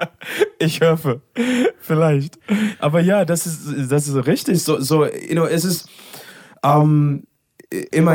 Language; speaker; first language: German; non-native, learner; English